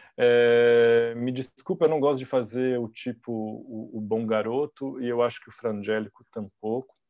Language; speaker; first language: Portuguese; native; Portuguese